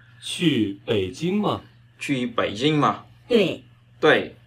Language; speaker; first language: Chinese; non-native, learner; Vietnamese